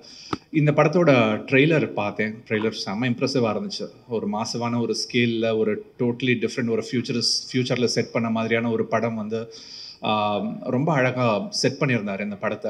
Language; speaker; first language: Tamil; native; Tamil